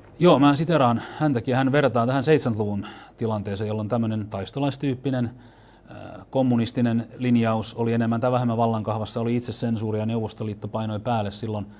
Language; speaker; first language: Finnish; native; Finnish